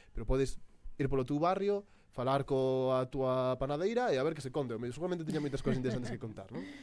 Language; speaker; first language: Galician; non-native, local second language; Spanish